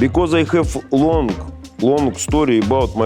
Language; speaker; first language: English; non-native, learner; Russian